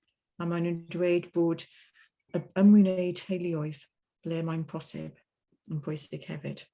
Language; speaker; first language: Welsh; non-native, learner; English